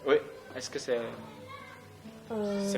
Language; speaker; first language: French; non-native, learner; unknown